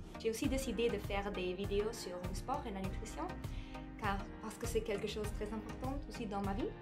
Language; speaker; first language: French; non-native, fluent; German